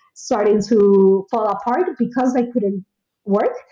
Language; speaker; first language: English; non-native, fluent; Spanish